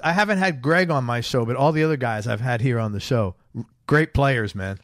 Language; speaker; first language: English; native; English